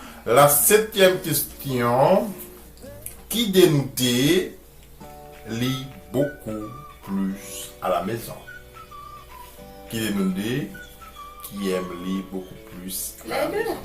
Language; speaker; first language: French; non-native, local second language; Haitian Creole